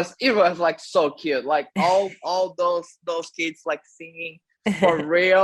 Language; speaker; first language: English; non-native, fluent; Portuguese